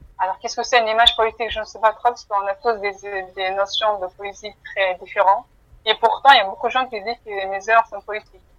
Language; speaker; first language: French; non-native, fluent; Mongolian